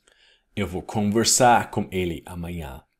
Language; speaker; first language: Portuguese; non-native, fluent; English